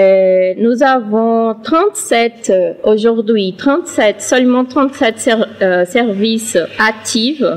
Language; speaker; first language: French; non-native, learner; Portuguese